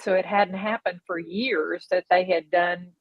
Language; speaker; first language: English; native; English